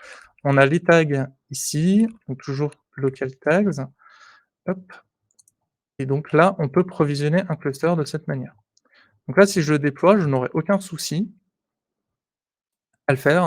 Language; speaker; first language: French; native; French